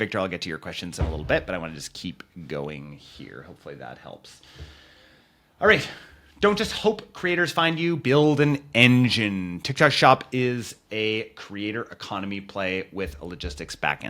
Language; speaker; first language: English; native; English